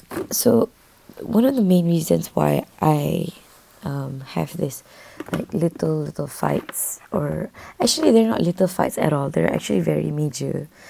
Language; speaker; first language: English; non-native, local second language; Malay